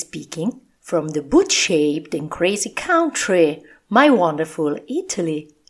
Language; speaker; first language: English; non-native, fluent; Italian